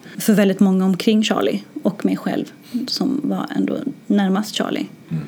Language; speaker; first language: Swedish; early bilingual, other home language; Arabic